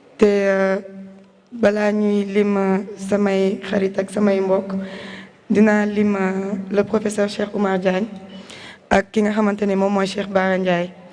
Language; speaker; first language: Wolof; non-native, local second language; Jola-Fonyi